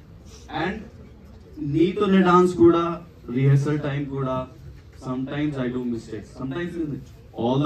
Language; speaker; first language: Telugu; non-native, learner; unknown